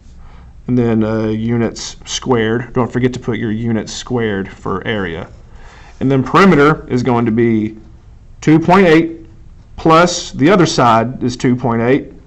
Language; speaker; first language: English; native; English